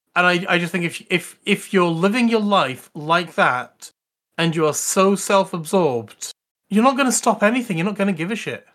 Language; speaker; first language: English; native; English